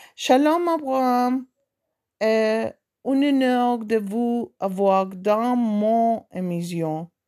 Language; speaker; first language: French; non-native, learner; Spanish